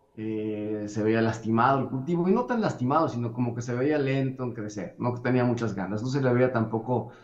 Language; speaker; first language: Spanish; native; Spanish